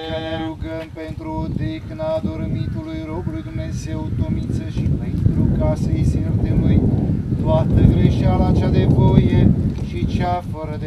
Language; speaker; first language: Romanian; native; Romanian